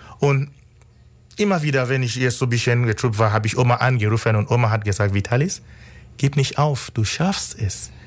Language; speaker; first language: German; non-native, fluent; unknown